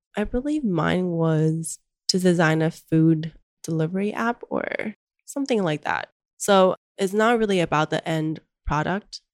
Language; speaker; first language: English; early bilingual, other home language; Chinese